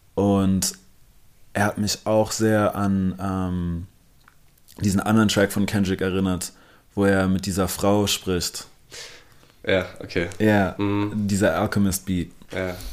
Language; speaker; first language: German; non-native, local second language; English